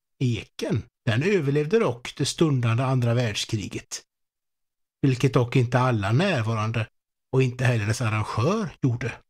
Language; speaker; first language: Swedish; native; Swedish